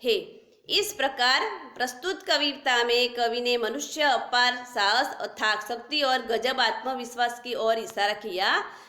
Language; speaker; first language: Hindi; non-native, local second language; Gujarati